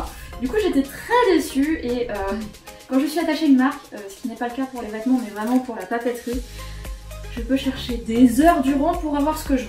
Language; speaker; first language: French; native; French